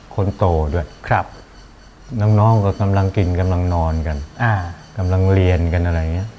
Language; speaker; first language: Thai; native; Thai